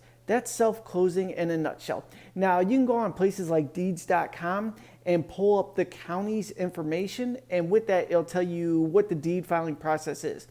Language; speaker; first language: English; native; English